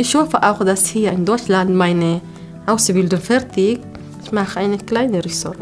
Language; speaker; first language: German; non-native, learner; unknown